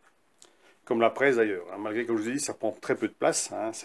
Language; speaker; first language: French; native; French